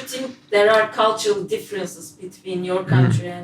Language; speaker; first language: English; non-native, fluent; Turkish